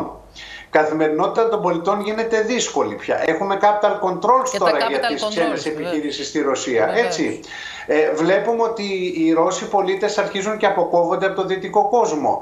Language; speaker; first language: Greek; native; Greek